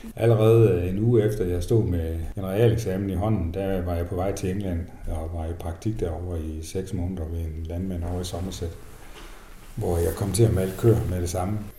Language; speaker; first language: Danish; native; Danish